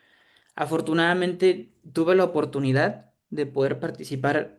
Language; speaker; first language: Spanish; native; Spanish